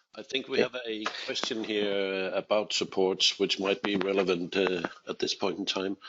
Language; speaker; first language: English; non-native, fluent; Danish